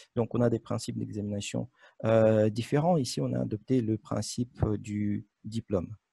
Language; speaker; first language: French; non-native, fluent; Russian